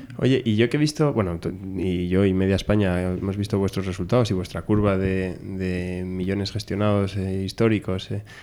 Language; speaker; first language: Spanish; native; Spanish